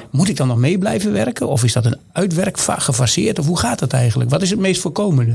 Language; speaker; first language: Dutch; native; Dutch